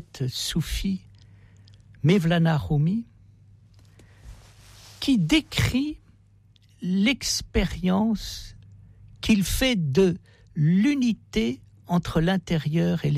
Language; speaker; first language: French; native; French